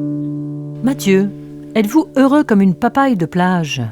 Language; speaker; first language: French; native; French